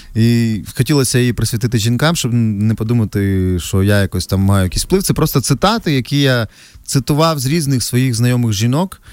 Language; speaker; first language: Ukrainian; native; Ukrainian